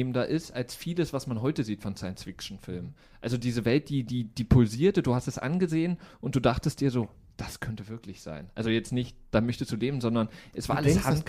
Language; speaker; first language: German; native; German